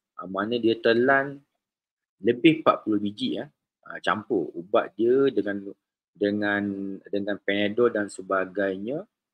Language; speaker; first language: Malay; native; Malay